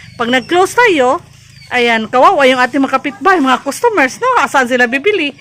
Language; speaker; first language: Filipino; non-native, local second language; Cebuano